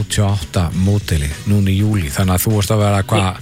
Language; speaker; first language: Icelandic; native; Icelandic